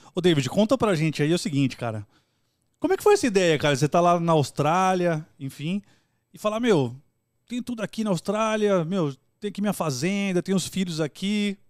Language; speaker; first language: Portuguese; native; Portuguese